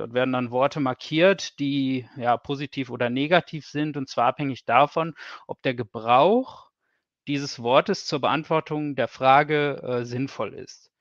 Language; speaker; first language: German; native; German